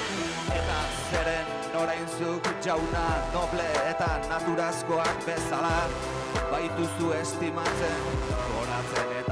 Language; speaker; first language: Basque; native; Basque